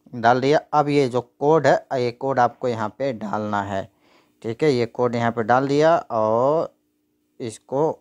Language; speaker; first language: Hindi; native; Hindi